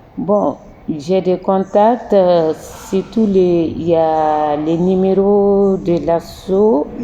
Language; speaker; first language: French; non-native, local second language; Bambara